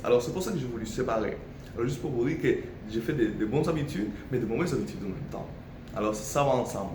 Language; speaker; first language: French; non-native, fluent; Spanish